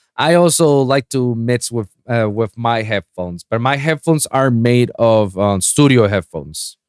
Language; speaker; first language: English; non-native, local second language; Spanish